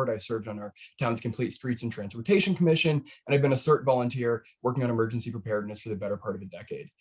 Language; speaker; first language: English; native; English